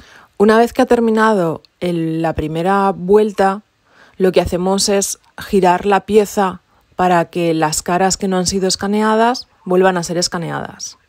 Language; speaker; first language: Spanish; native; Spanish